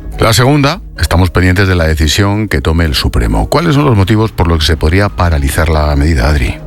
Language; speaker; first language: Spanish; native; Spanish